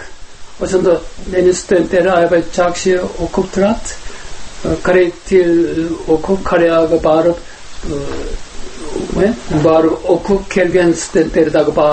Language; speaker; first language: Kyrgyz; non-native, learner; Korean